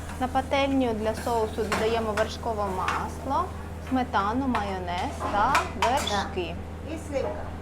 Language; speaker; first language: Ukrainian; native; Ukrainian